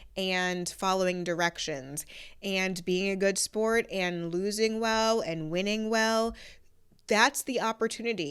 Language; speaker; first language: English; native; English